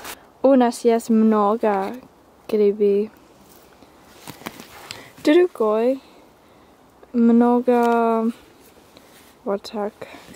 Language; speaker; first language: Russian; non-native, learner; English